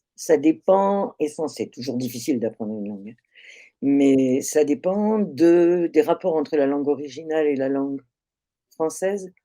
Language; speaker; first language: French; native; French